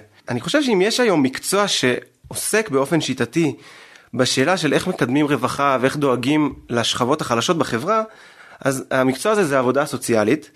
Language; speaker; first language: Hebrew; native; Hebrew